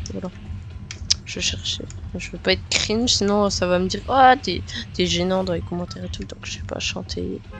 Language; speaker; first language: French; native; French